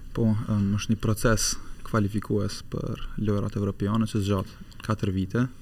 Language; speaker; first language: Albanian; native; Albanian